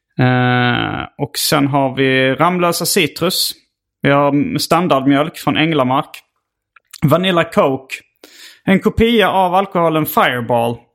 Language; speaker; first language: Swedish; native; Swedish